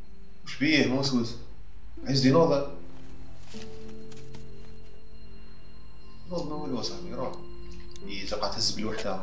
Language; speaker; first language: Arabic; native; Arabic